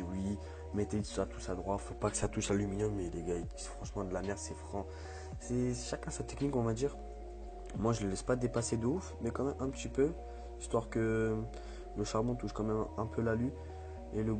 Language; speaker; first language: French; native; French